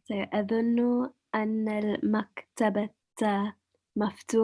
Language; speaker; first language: Arabic; non-native, learner; English